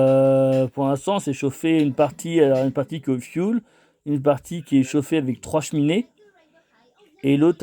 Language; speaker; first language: French; native; French